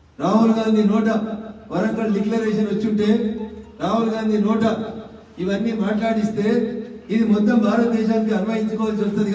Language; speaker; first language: Telugu; native; Telugu